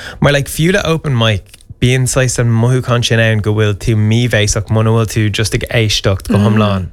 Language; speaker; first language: Irish; non-native, local second language; English